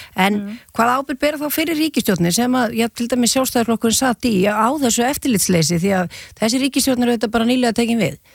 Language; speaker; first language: Icelandic; native; Icelandic